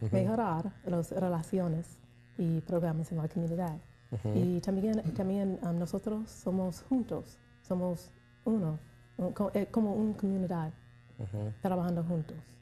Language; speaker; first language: Spanish; non-native, learner; English